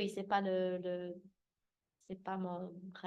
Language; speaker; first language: French; early bilingual, heritage; English